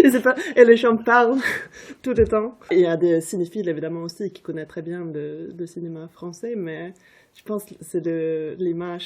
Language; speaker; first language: French; non-native, fluent; Swedish